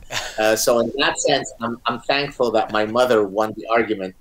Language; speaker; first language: English; non-native, fluent; Arabic